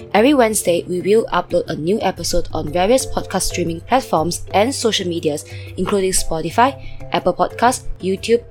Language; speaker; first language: English; non-native, local second language; Chinese